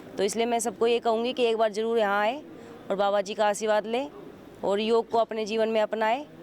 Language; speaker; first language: Hindi; native; Hindi